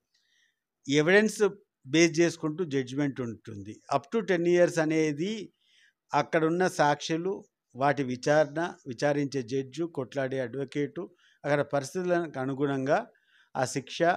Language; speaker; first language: Telugu; native; Telugu